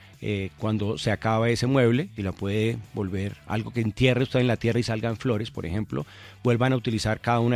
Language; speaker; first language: Spanish; native; Spanish